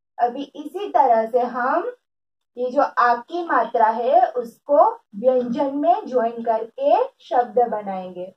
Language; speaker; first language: Hindi; non-native, local second language; Gujarati